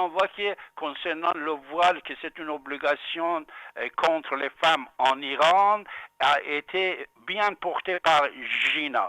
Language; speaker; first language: French; non-native, fluent; Persian